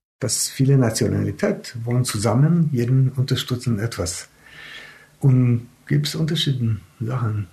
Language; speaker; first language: German; non-native, learner; Hebrew